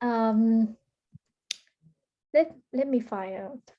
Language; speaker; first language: English; early bilingual, heritage; Vietnamese